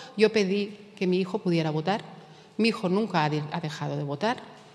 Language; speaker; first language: Spanish; native; Spanish